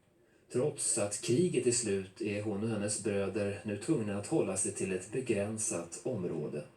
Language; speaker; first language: Swedish; native; Swedish